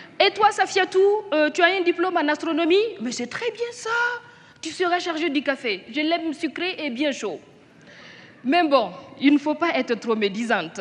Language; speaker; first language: French; non-native, local second language; Mossi